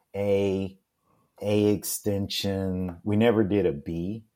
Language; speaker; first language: English; native; English